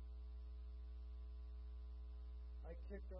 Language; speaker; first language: English; native; English